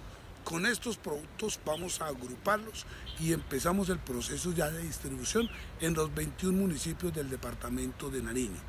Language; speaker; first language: Spanish; native; Spanish